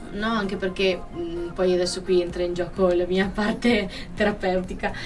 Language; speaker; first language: Italian; native; Italian